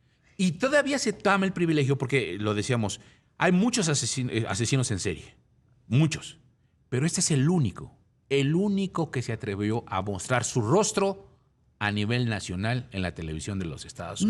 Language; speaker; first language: Spanish; native; Spanish